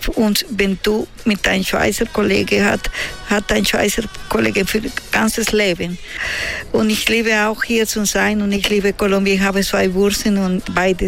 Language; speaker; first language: German; non-native, fluent; Spanish